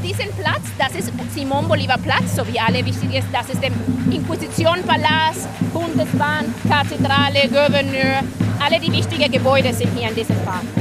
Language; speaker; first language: German; non-native, fluent; Spanish